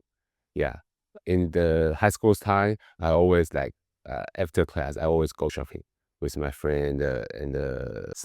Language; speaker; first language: English; non-native, learner; Chinese